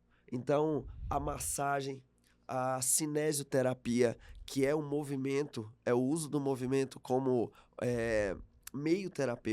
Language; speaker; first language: Portuguese; native; Portuguese